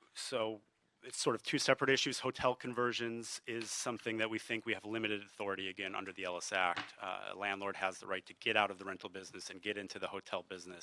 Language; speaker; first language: English; native; English